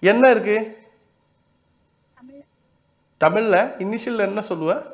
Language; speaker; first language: Tamil; non-native, learner; Malayalam